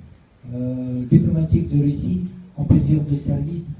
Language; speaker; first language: French; non-native, fluent; Russian